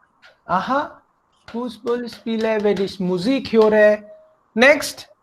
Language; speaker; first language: German; non-native, fluent; Hindi